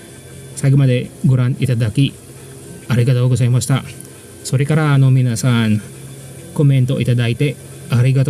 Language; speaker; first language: Japanese; non-native, fluent; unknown